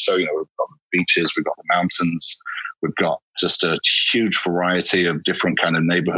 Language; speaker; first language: English; native; English